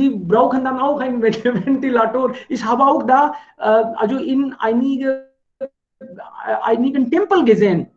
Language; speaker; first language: German; non-native, fluent; Hindi